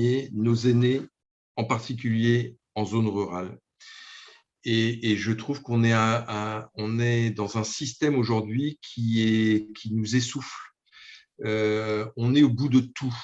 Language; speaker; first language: French; native; French